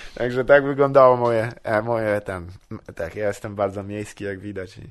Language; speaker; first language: Polish; native; Polish